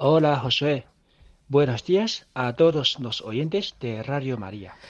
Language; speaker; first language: Spanish; non-native, fluent; Chinese